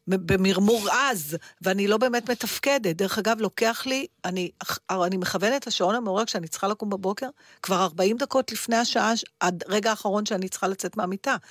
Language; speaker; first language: Hebrew; native; Hebrew